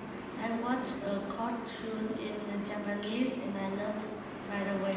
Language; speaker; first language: English; non-native, learner; Vietnamese